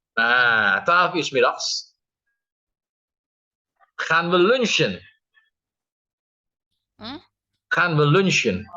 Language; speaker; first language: Dutch; non-native, fluent; Indonesian